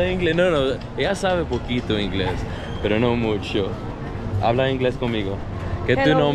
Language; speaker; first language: Spanish; non-native, learner; English